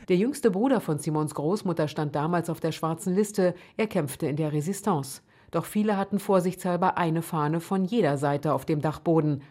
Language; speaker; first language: German; native; German